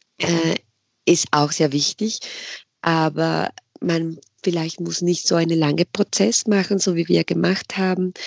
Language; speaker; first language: German; non-native, fluent; Spanish